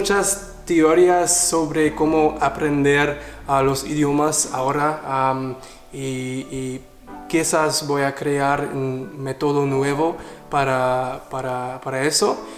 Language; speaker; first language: Spanish; non-native, learner; English